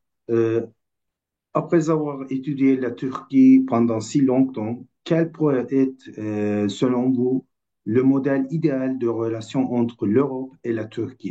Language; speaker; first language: French; non-native, fluent; Turkish